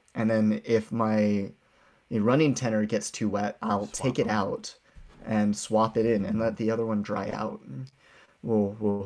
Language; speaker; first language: English; native; English